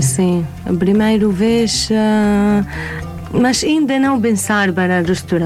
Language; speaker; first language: Portuguese; non-native, learner; Arabic